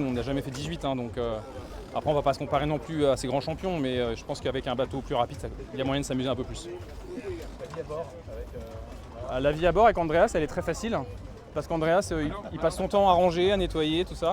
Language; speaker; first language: French; native; French